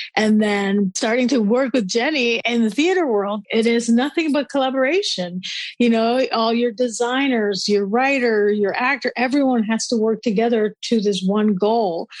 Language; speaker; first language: English; non-native, fluent; Spanish